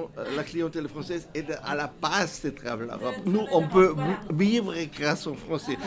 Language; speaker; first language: French; non-native, fluent; German